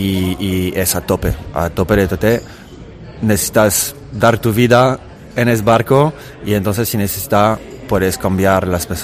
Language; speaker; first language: Spanish; non-native, fluent; Italian